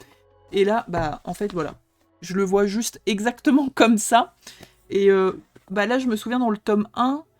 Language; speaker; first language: French; native; French